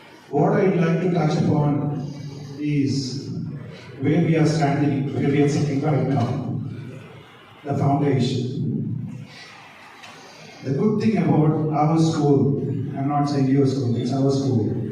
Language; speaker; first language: English; non-native, local second language; Telugu